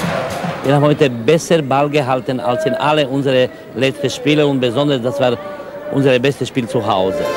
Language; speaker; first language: German; non-native, fluent; Croatian